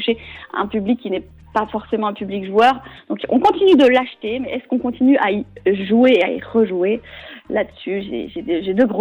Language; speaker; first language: French; native; French